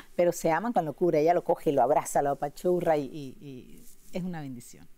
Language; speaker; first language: Spanish; native; Spanish